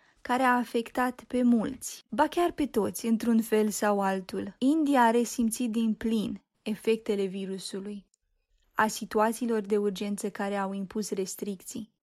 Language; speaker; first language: Romanian; native; Romanian